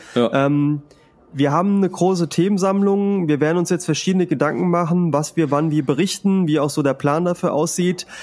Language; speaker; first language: German; early bilingual, other home language; Spanish